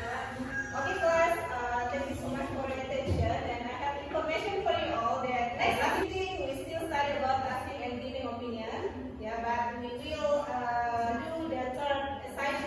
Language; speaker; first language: English; non-native, fluent; Indonesian